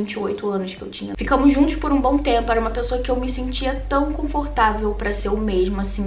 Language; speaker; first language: Portuguese; native; Portuguese